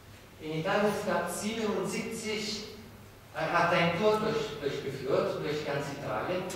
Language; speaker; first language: German; non-native, fluent; Italian